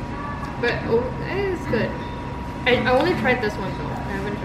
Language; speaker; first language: English; non-native, fluent; Indonesian